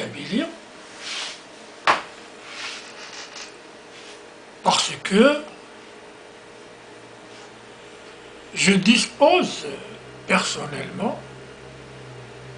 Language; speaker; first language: French; non-native, local second language; Kabyle